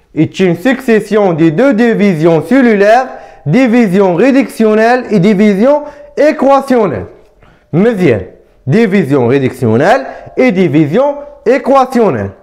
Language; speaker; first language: French; non-native, local second language; Arabic